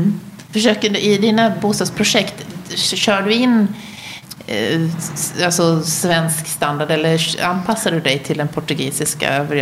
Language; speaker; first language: Swedish; native; Swedish